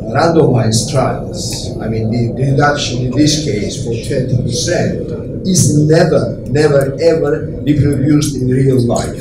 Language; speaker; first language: English; non-native, fluent; Russian